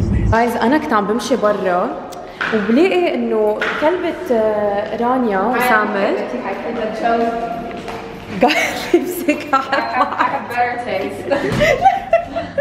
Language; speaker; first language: Arabic; early bilingual, heritage; Arabic